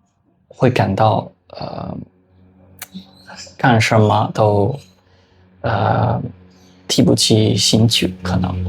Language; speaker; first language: Chinese; non-native, fluent; Spanish